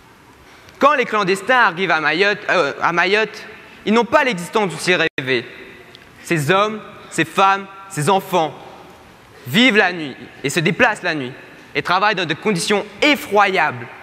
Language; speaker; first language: French; native; French